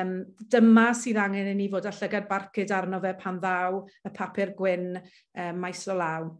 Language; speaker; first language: Welsh; native; Welsh